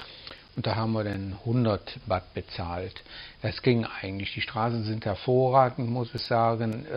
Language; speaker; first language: German; native; German